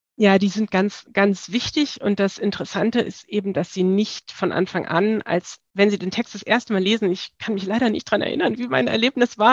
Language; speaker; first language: German; native; German